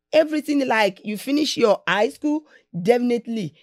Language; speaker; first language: English; non-native, local second language; Yoruba